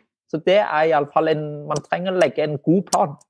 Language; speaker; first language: Norwegian; non-native, fluent; Vietnamese